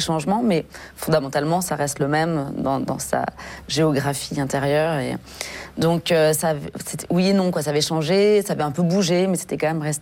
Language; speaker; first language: French; native; French